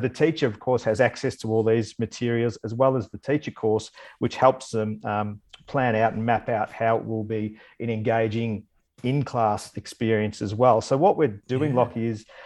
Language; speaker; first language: English; native; English